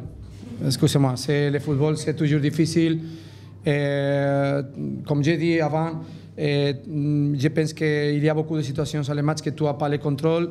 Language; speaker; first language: French; non-native, learner; Spanish